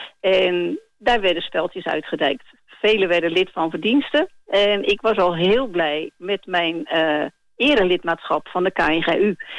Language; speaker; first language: Dutch; native; Dutch